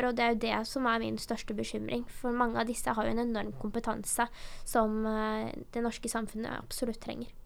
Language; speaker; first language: Norwegian; early bilingual, other home language; Urdu